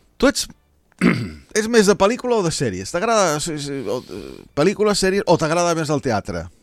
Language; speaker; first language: Catalan; native; Catalan